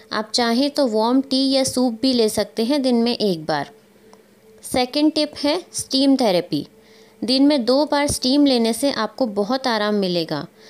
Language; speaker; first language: Hindi; native; Hindi